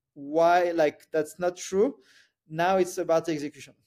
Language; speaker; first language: English; non-native, fluent; French